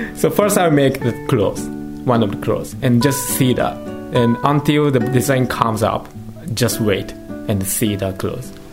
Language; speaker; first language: English; non-native, learner; Japanese